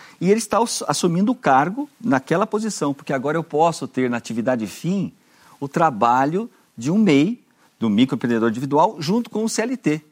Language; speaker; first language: Portuguese; native; Portuguese